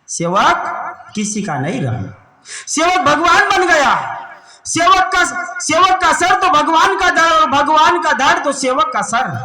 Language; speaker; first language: Hindi; non-native, local second language; Marathi